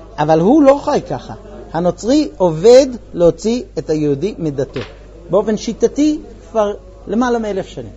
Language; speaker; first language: Hebrew; non-native, fluent; English